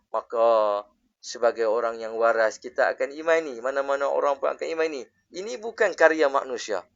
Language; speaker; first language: Malay; native; Malay